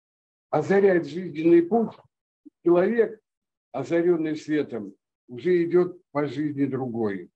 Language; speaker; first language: Russian; native; Russian